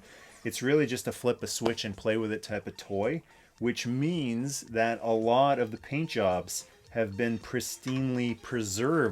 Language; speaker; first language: English; native; English